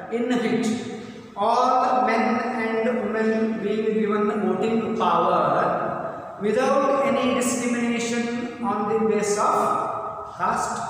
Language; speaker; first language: English; non-native, local second language; Kannada